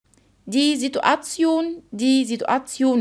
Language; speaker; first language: German; non-native, fluent; Arabic